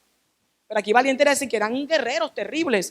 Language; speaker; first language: Spanish; native; Spanish